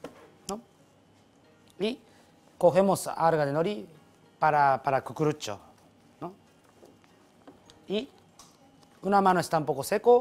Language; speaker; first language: Spanish; non-native, learner; Japanese